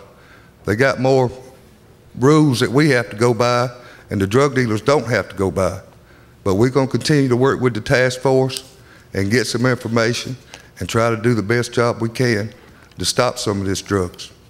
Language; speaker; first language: English; native; English